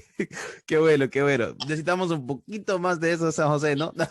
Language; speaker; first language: Spanish; early bilingual, heritage; Spanish